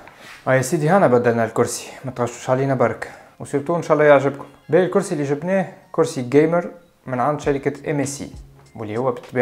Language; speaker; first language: Arabic; native; Arabic